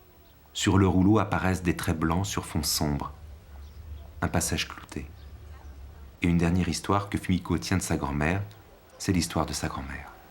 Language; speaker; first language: French; native; French